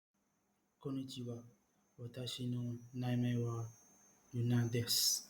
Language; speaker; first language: Japanese; non-native, learner; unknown